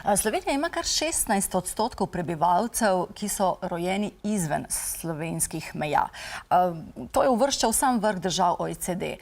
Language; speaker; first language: Slovenian; early bilingual, other home language; Serbian